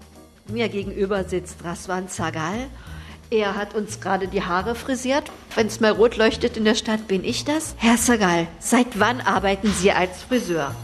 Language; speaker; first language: German; native; German